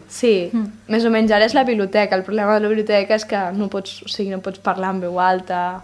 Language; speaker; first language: Catalan; native; Catalan